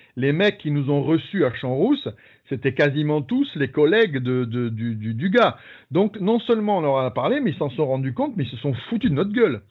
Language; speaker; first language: French; native; French